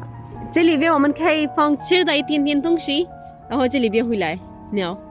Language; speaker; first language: Chinese; non-native, fluent; Urdu